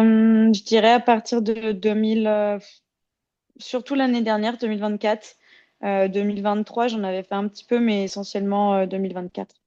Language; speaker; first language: French; native; French